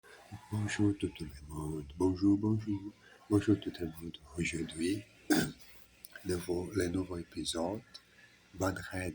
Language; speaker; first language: French; non-native, learner; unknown